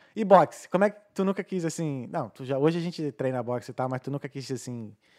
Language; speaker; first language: Portuguese; native; Portuguese